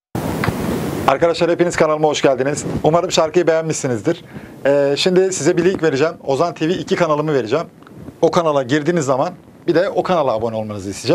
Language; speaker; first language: Turkish; native; Turkish